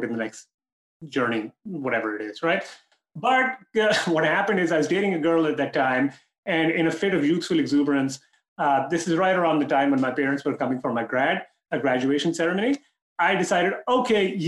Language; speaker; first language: English; non-native, local second language; Urdu